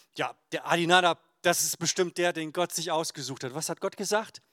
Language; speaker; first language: German; native; German